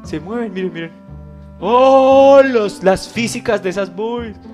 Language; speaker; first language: Spanish; native; Spanish